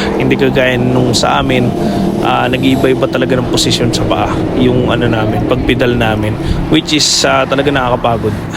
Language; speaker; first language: Filipino; native; Filipino